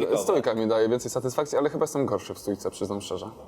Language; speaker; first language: Polish; native; Polish